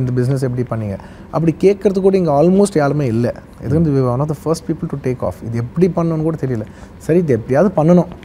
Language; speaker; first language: Tamil; non-native, local second language; Telugu